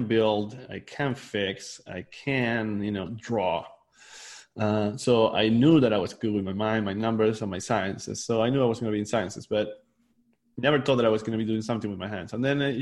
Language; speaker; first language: English; non-native, fluent; Spanish